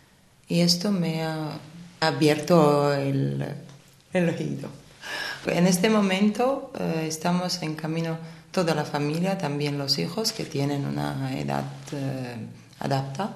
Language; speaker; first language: Spanish; non-native, fluent; Armenian